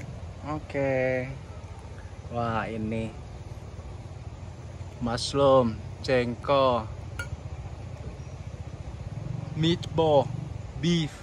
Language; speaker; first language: Indonesian; non-native, fluent; Chinese